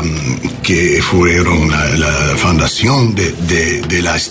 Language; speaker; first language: Spanish; non-native, learner; English